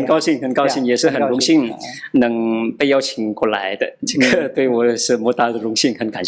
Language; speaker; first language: Chinese; non-native, fluent; Madurese